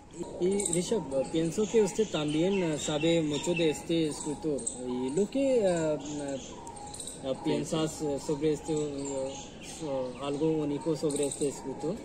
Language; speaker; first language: Spanish; non-native, learner; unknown